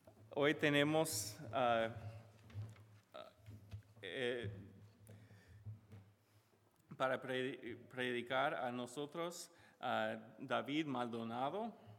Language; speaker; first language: Spanish; non-native, fluent; English